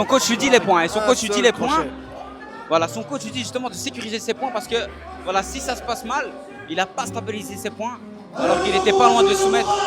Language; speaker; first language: French; native; French